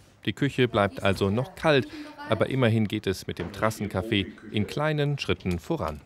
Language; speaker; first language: German; native; German